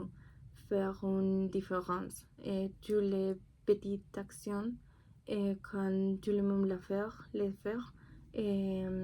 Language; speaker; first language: French; non-native, learner; Spanish